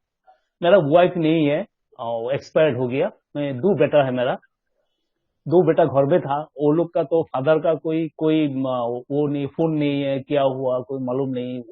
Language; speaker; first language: Hindi; non-native, local second language; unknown